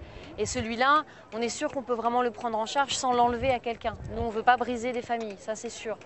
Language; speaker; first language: French; native; French